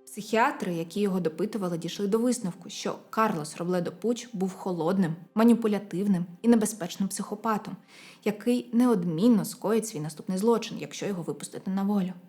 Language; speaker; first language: Ukrainian; non-native, local second language; Russian